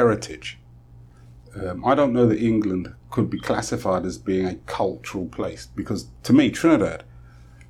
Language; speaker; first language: English; native; English